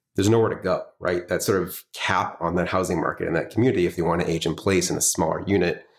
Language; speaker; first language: English; native; English